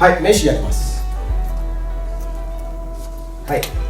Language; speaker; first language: Japanese; non-native, learner; English